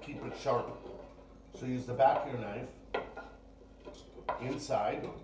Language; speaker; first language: English; native; English